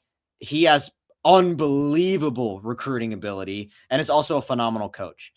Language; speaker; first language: English; native; English